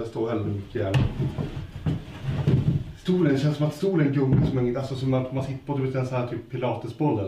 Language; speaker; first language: Swedish; native; Swedish